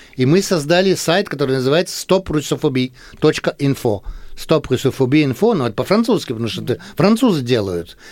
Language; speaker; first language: Russian; early bilingual, heritage; Russian